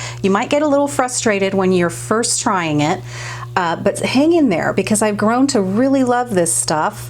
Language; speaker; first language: English; native; English